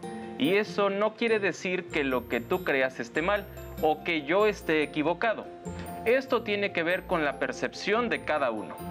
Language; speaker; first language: Spanish; native; Spanish